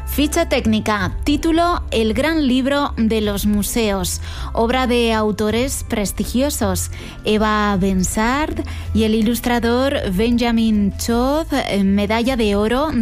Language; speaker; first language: Spanish; native; Spanish